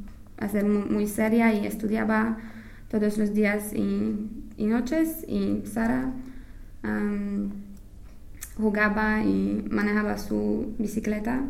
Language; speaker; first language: Spanish; non-native, fluent; English